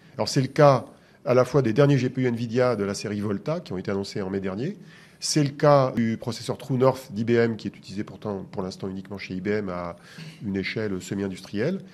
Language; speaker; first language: French; native; French